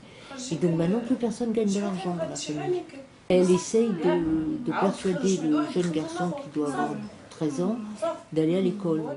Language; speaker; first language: French; native; French